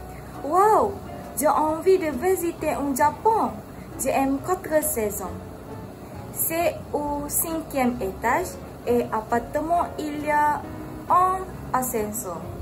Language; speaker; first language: French; non-native, learner; Malay